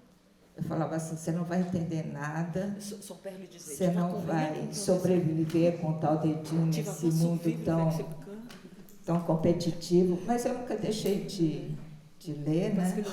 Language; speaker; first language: Portuguese; early bilingual, other home language; Chinese